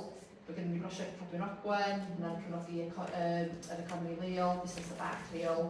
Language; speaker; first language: Welsh; native; Welsh